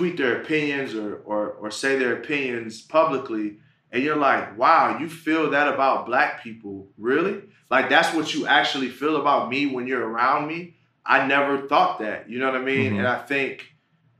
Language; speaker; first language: English; native; English